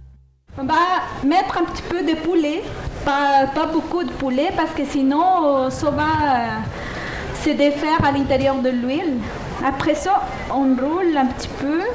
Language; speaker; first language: French; non-native, fluent; Spanish